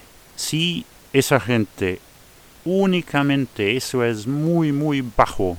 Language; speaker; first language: Spanish; non-native, fluent; Luxembourgish